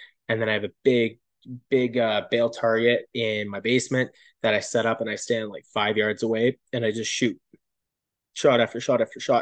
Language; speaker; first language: English; native; English